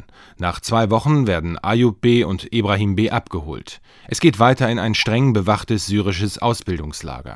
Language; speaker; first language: German; native; German